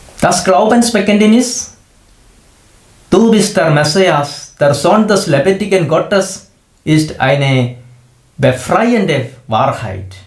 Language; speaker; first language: German; non-native, fluent; Malayalam